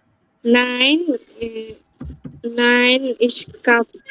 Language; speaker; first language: German; non-native, learner; Bangla